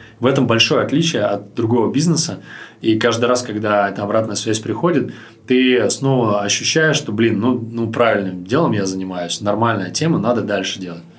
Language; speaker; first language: Russian; native; Russian